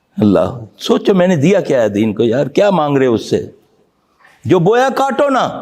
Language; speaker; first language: Urdu; non-native, local second language; Punjabi